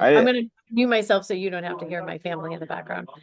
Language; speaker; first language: English; native; English